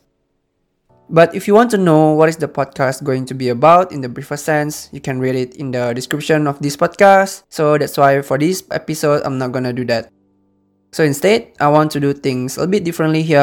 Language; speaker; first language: English; early bilingual, other home language; Indonesian